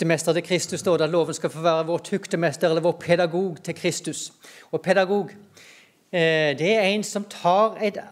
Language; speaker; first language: Norwegian; native; Norwegian